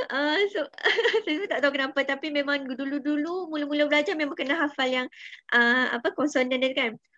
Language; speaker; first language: Malay; native; Malay